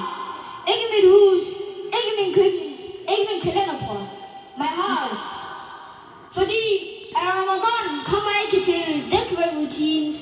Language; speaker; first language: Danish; non-native, learner; Malay